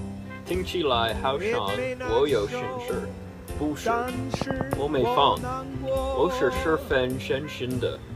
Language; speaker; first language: Chinese; non-native, learner; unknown